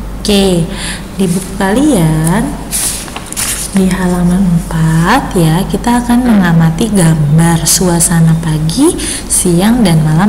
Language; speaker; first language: Indonesian; native; Indonesian